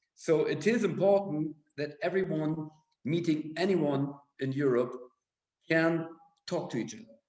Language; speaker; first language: English; non-native, fluent; German